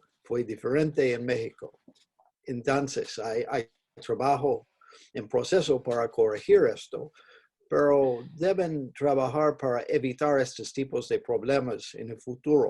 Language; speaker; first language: Spanish; non-native, fluent; English